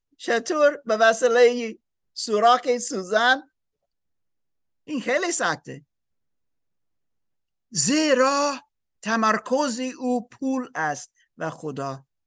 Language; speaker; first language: Persian; non-native, learner; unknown